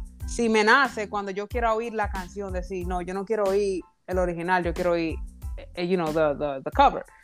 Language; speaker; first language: Spanish; early bilingual, heritage; Spanish